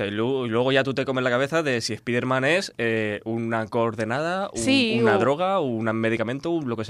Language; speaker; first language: Spanish; native; Spanish